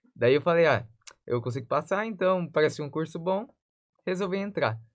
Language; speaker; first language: Portuguese; native; Portuguese